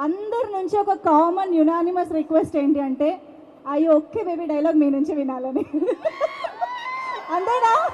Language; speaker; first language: Telugu; native; Telugu